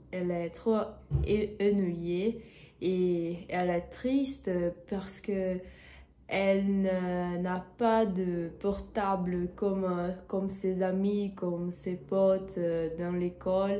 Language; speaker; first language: French; non-native, learner; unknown